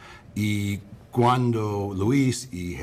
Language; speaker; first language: Spanish; early bilingual, heritage; English